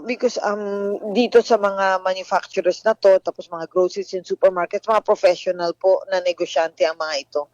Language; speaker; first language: Filipino; native; Filipino